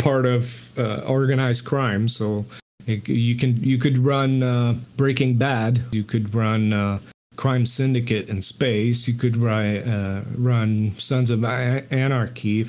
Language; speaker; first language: English; non-native, fluent; French